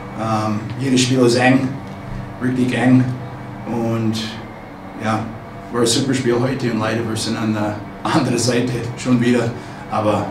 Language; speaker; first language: German; non-native, fluent; English